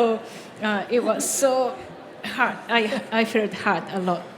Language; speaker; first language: English; non-native, learner; Japanese